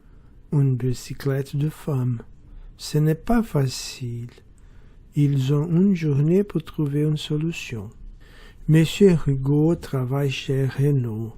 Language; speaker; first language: French; non-native, learner; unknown